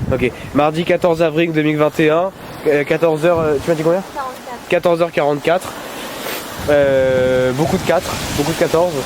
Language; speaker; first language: French; native; French